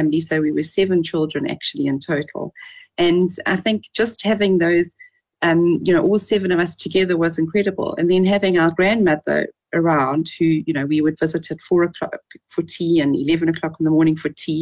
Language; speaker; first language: English; native; English